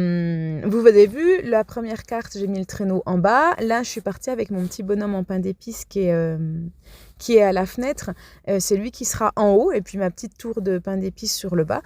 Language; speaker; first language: French; native; French